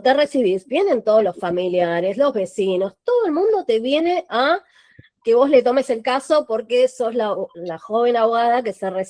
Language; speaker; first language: Spanish; native; Spanish